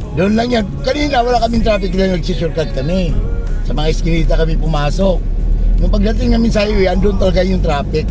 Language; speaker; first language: Filipino; native; Filipino